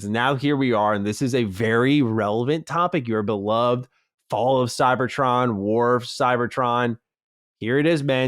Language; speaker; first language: English; native; English